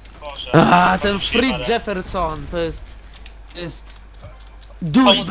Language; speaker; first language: Polish; native; Polish